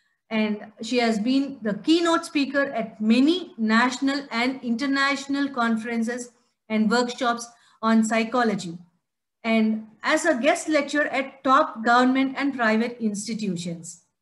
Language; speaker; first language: English; non-native, local second language; Tamil